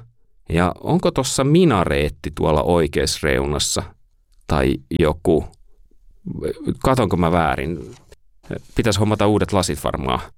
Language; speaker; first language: Finnish; native; Finnish